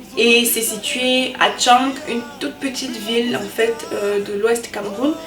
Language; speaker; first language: French; native; French